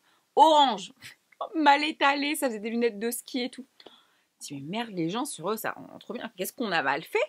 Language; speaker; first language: French; native; French